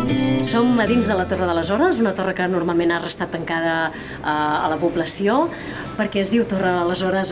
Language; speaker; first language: Catalan; native; Catalan